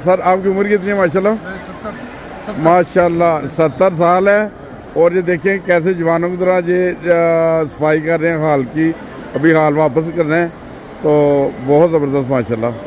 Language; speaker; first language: Urdu; native; Urdu